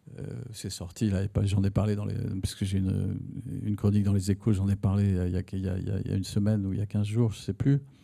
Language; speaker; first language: French; native; French